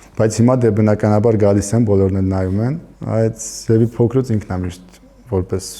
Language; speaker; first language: Armenian; native; Armenian